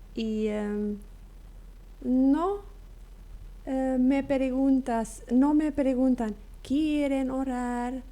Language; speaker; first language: Spanish; non-native, local second language; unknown